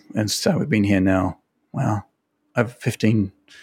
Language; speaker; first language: English; native; English